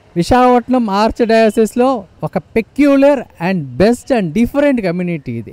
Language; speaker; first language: Telugu; non-native, local second language; Malayalam